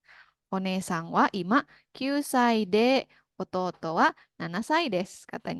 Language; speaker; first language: Japanese; non-native, fluent; Indonesian